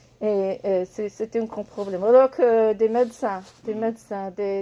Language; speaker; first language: French; non-native, learner; English